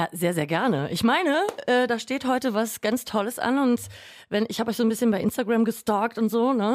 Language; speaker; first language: German; native; German